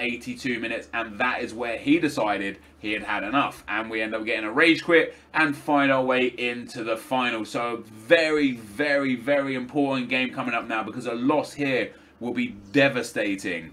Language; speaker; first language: English; native; English